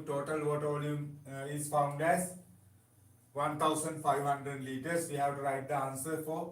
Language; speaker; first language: English; non-native, local second language; Sinhala